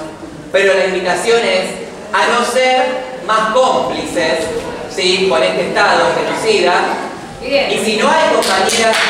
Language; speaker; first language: Spanish; native; Spanish